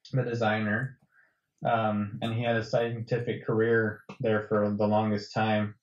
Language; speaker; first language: English; native; English